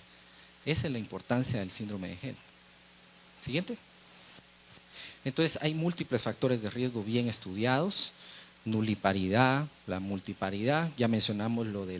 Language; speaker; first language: Spanish; native; Spanish